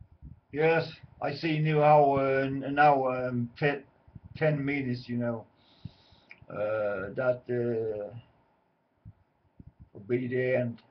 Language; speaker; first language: English; non-native, learner; Swedish